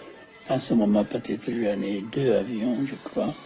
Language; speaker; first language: French; non-native, fluent; Amharic